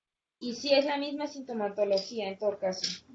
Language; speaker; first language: Spanish; native; Spanish